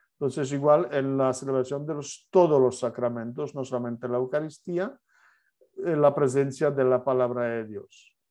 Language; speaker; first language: Spanish; non-native, fluent; Polish